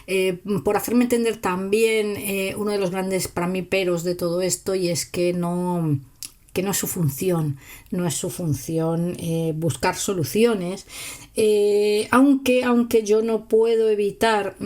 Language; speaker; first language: Spanish; native; Spanish